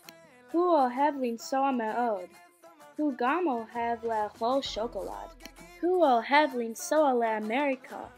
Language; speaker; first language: Hebrew; non-native, learner; English